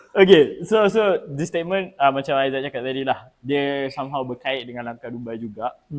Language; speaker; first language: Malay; non-native, local second language; Tamil